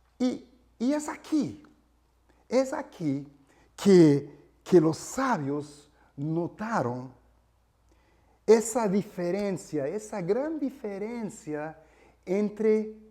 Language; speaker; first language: Spanish; non-native, fluent; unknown